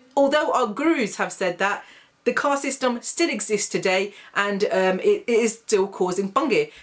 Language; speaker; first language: English; native; English